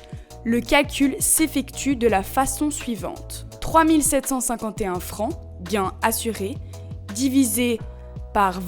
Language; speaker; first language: French; native; French